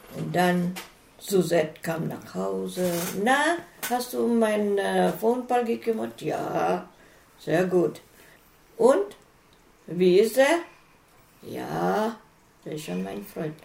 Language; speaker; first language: German; non-native, fluent; Filipino